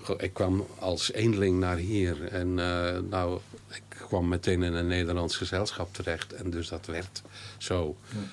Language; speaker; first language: Dutch; native; Dutch